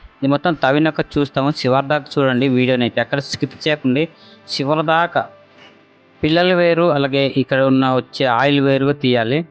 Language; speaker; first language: Telugu; non-native, local second language; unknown